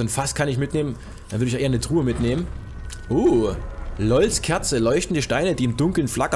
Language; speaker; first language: German; native; German